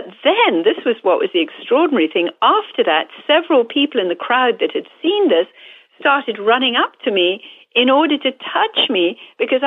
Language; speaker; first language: English; native; English